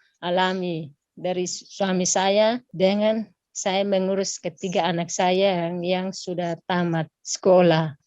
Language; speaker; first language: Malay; non-native, local second language; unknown